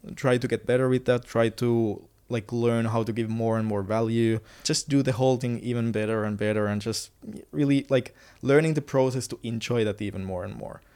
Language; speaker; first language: English; non-native, fluent; Finnish